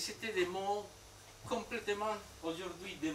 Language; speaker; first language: French; non-native, fluent; Spanish